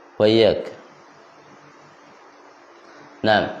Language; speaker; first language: Arabic; non-native, fluent; Indonesian